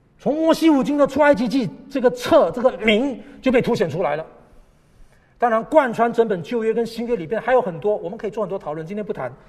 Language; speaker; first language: Chinese; native; Chinese